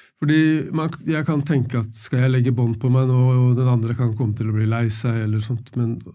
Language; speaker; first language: Norwegian; native; Norwegian